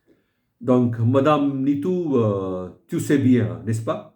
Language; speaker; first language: French; non-native, fluent; Hindi